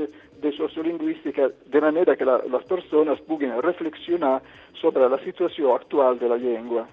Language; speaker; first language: Catalan; non-native, local second language; Italian